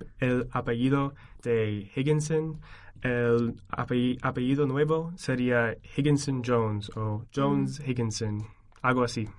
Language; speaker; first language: Spanish; non-native, fluent; English